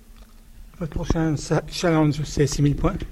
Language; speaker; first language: French; native; French